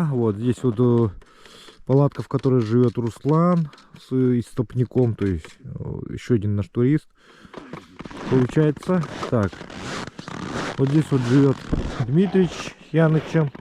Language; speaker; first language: Russian; native; Russian